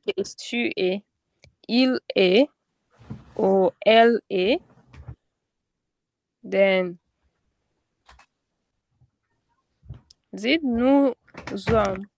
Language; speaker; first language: French; non-native, learner; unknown